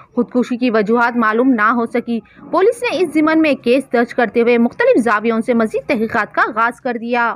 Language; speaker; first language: Hindi; non-native, local second language; Urdu